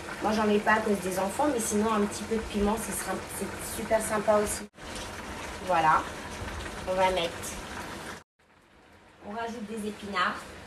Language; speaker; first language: French; native; French